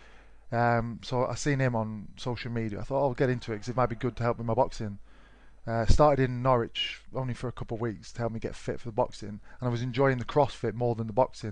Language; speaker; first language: English; native; English